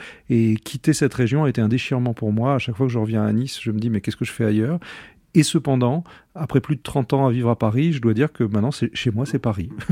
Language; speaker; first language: French; native; French